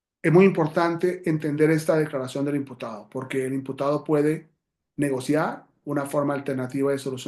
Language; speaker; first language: Spanish; native; Spanish